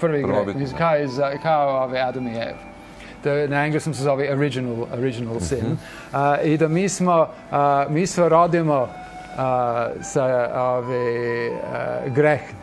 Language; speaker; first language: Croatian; non-native, fluent; English